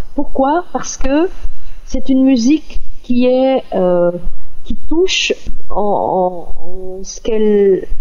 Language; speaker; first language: French; native; French